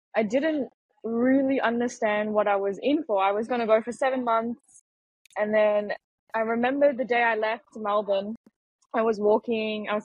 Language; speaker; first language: English; native; English